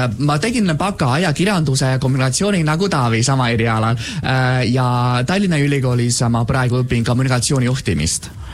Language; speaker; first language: Estonian; non-native, fluent; Chinese